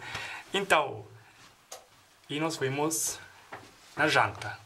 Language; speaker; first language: Portuguese; non-native, fluent; German